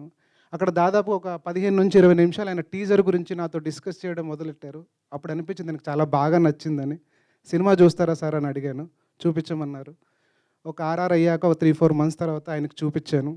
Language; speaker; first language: Telugu; native; Telugu